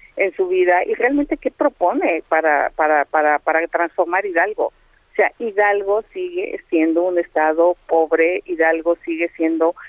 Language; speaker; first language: Spanish; native; Spanish